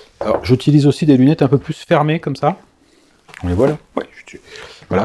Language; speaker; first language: French; native; French